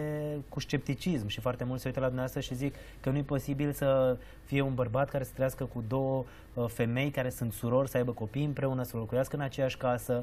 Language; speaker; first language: Romanian; native; Romanian